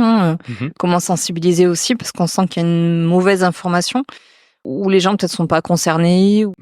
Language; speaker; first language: French; native; French